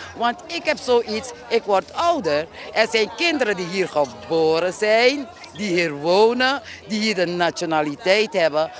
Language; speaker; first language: Dutch; native; Dutch